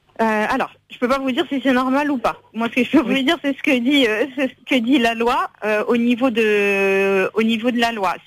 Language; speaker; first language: French; native; French